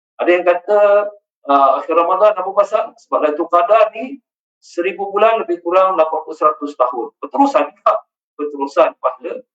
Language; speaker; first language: Malay; native; Malay